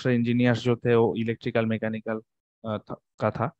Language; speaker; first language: Hindi; non-native, local second language; Bangla